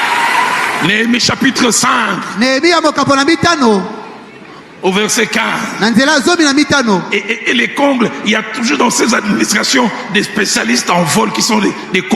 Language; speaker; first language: French; non-native, local second language; Lingala